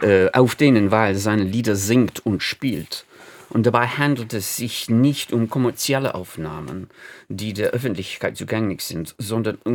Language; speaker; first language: German; non-native, fluent; English